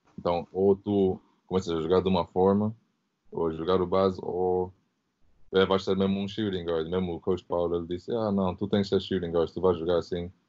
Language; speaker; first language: Portuguese; early bilingual, heritage; Portuguese